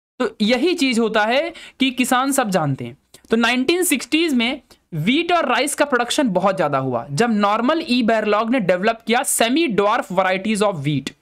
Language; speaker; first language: Hindi; native; Hindi